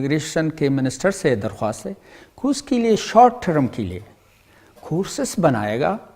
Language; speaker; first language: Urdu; non-native, learner; Pashto